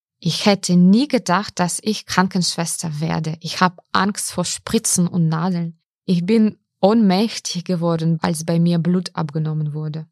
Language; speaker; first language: German; non-native, fluent; Ukrainian